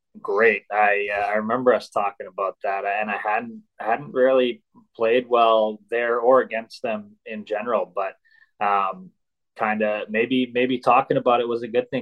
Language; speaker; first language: English; native; English